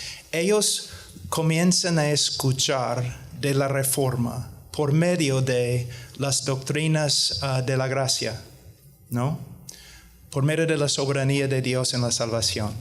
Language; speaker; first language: Spanish; non-native, fluent; English